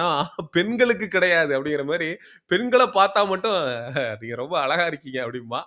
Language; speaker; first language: Tamil; native; Tamil